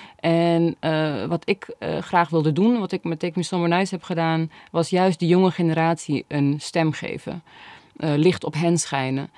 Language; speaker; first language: Dutch; early bilingual, other home language; Bosnian